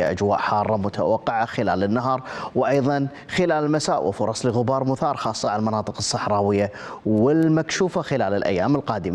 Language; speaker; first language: Arabic; native; Arabic